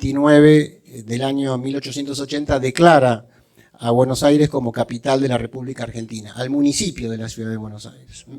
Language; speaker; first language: Spanish; native; Spanish